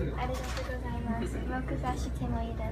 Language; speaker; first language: Japanese; non-native, learner; English